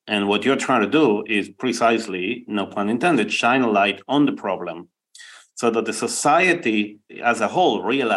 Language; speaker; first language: English; non-native, fluent; Spanish